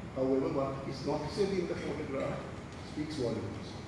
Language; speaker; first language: English; non-native, local second language; Sinhala